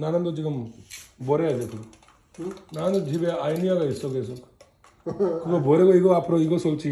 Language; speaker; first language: Korean; non-native, learner; Hindi